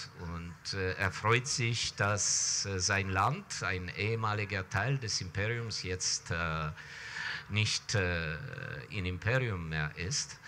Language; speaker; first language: German; non-native, fluent; Ukrainian